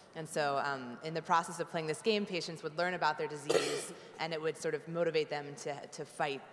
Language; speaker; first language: English; native; English